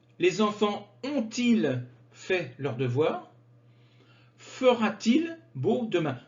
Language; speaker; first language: French; native; French